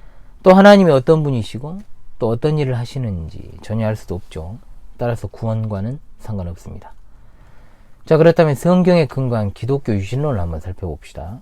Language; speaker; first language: Korean; native; Korean